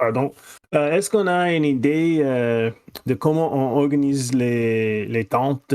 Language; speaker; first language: French; non-native, fluent; English